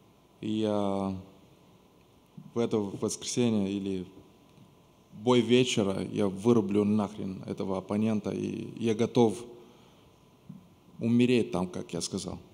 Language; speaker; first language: Russian; non-native, local second language; Romanian